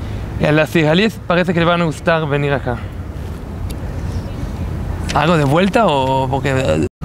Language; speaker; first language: Spanish; non-native, fluent; Hebrew